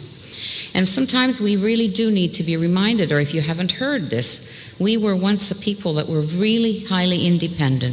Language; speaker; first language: English; early bilingual, other home language; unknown